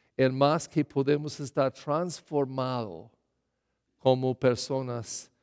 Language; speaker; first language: Spanish; non-native, learner; English